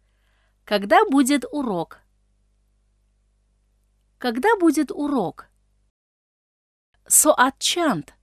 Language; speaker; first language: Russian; non-native, local second language; Tajik